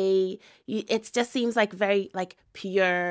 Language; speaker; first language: English; native; English